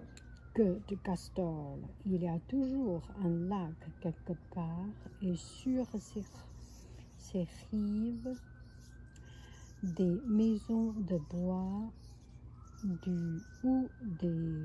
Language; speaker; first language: French; non-native, fluent; Chinese